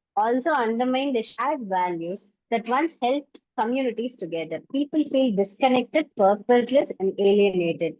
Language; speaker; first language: English; non-native, local second language; Tamil